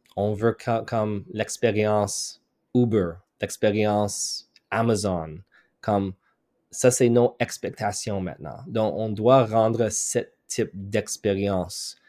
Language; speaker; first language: French; non-native, local second language; English